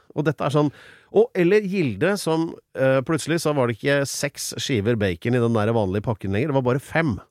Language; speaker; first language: Norwegian; native; Norwegian